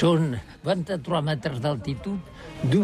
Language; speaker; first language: French; non-native, learner; Catalan